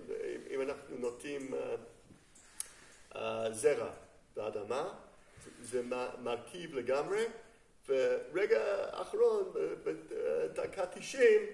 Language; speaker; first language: Hebrew; non-native, fluent; English